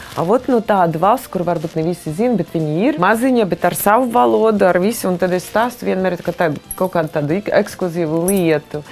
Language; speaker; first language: Latvian; non-native, fluent; Russian